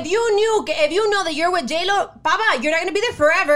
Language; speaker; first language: English; early bilingual, other home language; Spanish